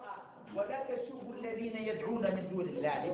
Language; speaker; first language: Arabic; native; Arabic